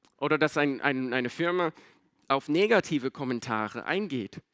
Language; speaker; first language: German; non-native, fluent; English